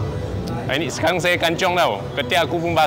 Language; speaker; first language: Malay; non-native, local second language; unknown